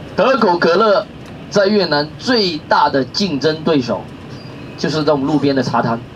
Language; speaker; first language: Chinese; non-native, fluent; Vietnamese